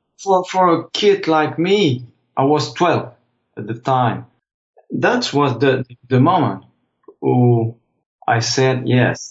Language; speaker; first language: English; non-native, fluent; French